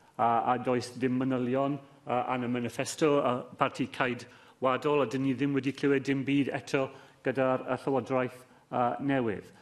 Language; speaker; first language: Welsh; non-native, local second language; English